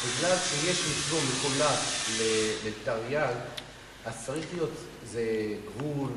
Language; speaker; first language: Hebrew; non-native, local second language; English